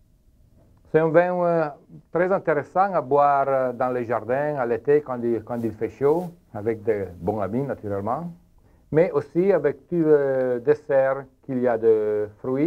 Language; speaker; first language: French; non-native, learner; Italian